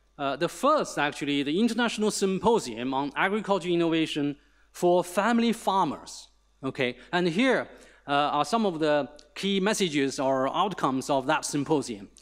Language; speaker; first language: English; non-native, fluent; Chinese